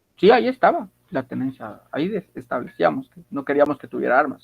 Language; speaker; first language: Spanish; native; Spanish